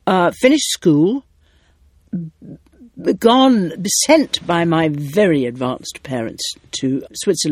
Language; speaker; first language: English; native; English